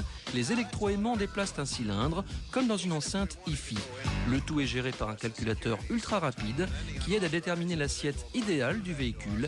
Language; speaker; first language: French; native; French